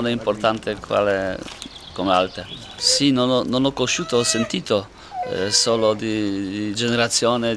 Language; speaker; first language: Italian; non-native, learner; Polish